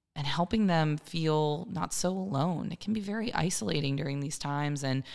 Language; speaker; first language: English; native; English